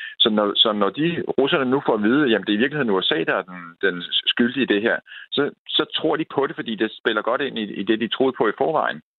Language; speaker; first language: Danish; native; Danish